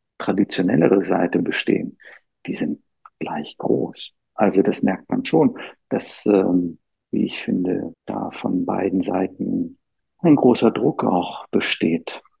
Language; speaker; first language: German; native; German